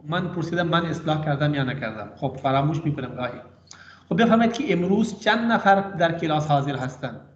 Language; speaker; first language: Persian; non-native, fluent; Urdu